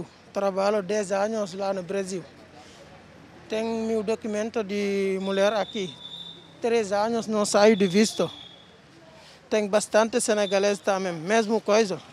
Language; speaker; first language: Portuguese; non-native, learner; Wolof